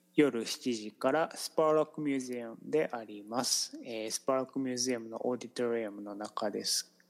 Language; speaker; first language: Japanese; native; Japanese